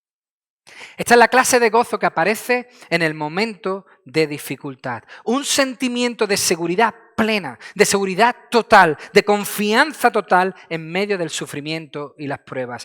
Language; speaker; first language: Spanish; native; Spanish